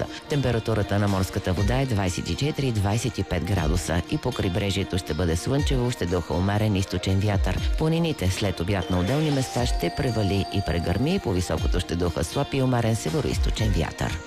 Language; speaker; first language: Bulgarian; native; Bulgarian